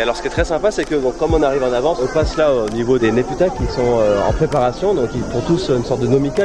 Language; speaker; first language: French; native; French